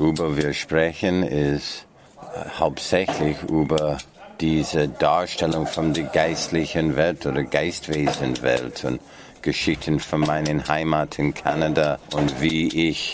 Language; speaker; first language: German; non-native, fluent; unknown